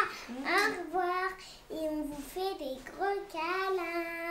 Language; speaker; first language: French; early bilingual, other home language; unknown